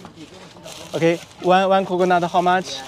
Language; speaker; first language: English; non-native, learner; Chinese